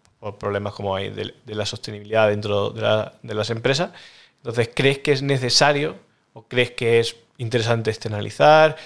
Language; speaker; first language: Spanish; native; Spanish